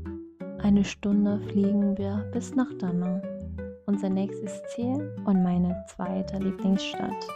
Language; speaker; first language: German; non-native, fluent; Vietnamese